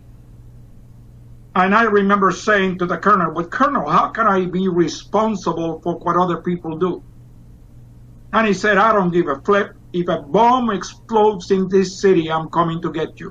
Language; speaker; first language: English; non-native, fluent; Spanish